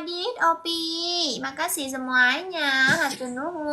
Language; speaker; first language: Indonesian; non-native, learner; Vietnamese